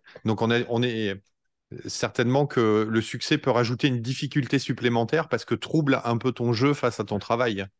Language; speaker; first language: French; native; French